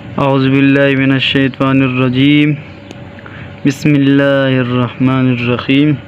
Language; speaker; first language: Urdu; non-native, local second language; Pashto